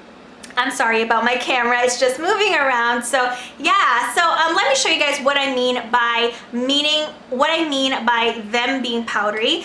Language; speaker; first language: English; non-native, local second language; Filipino